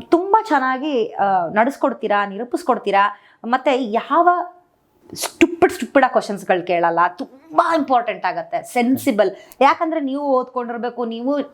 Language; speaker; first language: Kannada; native; Kannada